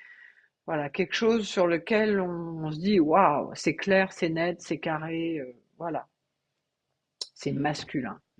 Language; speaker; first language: French; native; French